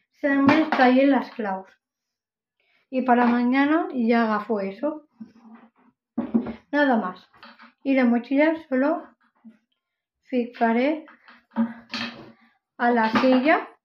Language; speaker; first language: Spanish; non-native, local second language; Catalan